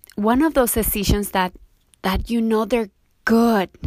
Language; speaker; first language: English; non-native, fluent; Spanish